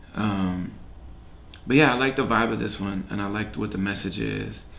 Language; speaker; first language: English; native; English